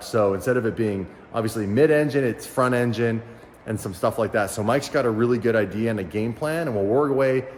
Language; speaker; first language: English; native; English